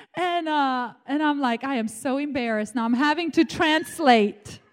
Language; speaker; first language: English; non-native, fluent; Romanian